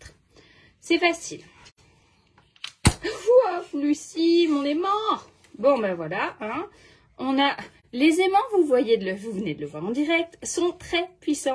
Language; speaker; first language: French; native; French